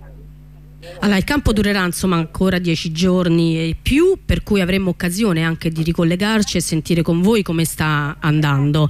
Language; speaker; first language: Italian; native; Italian